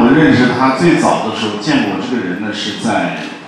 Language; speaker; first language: Chinese; native; Chinese